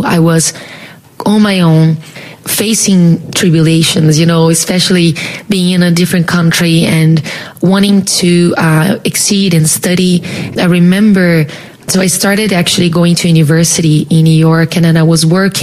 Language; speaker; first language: English; non-native, fluent; Portuguese